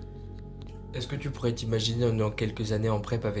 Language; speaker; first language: French; native; French